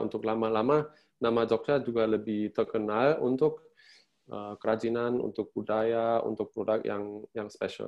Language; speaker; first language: Indonesian; non-native, fluent; German